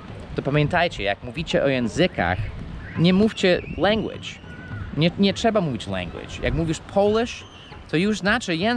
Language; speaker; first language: Polish; non-native, fluent; English